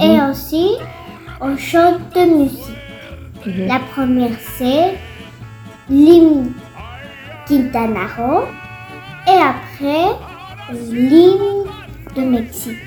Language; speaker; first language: French; non-native, learner; Spanish